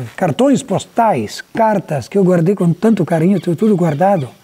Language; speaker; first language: Portuguese; native; Portuguese